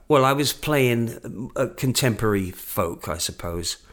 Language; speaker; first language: English; native; English